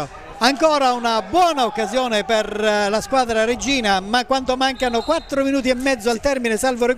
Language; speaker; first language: Italian; native; Italian